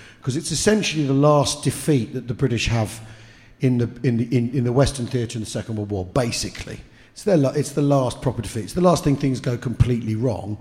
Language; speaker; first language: English; native; English